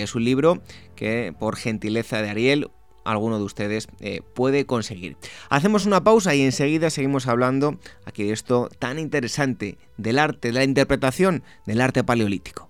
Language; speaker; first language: Spanish; native; Spanish